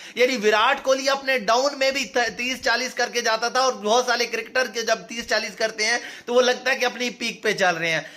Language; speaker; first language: Urdu; native; Urdu